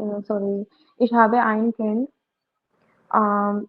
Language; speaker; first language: German; non-native, learner; Hindi